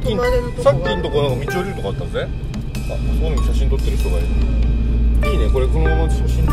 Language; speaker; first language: Japanese; native; Japanese